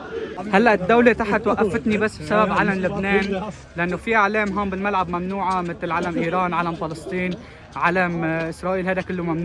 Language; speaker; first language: Arabic; native; Arabic